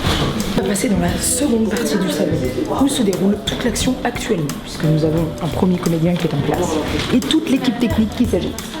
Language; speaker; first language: French; native; French